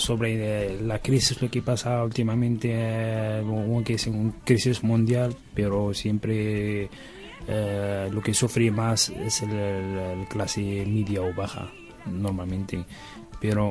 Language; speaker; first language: Spanish; non-native, learner; Arabic